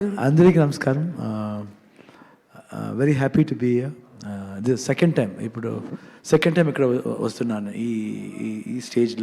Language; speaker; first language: Telugu; non-native, learner; Kannada